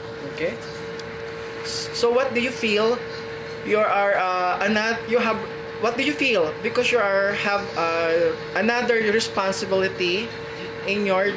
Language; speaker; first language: English; non-native, local second language; Filipino